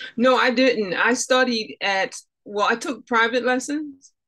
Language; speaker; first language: English; native; English